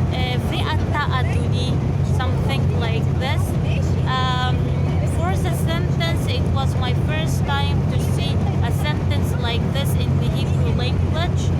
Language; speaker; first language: English; non-native, learner; Arabic